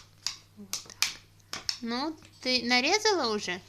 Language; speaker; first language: Russian; native; Russian